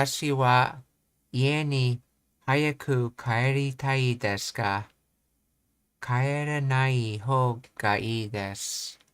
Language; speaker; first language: Japanese; non-native, learner; English